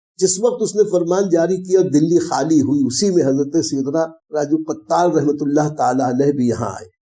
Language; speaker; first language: Urdu; native; Urdu